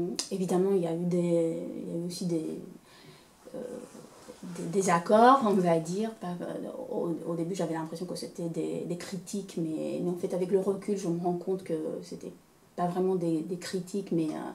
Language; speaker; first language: French; non-native, fluent; Romanian